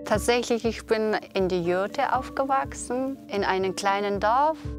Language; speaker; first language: German; non-native, fluent; Mongolian